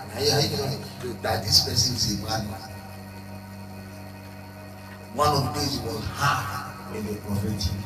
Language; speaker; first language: English; non-native, local second language; Igbo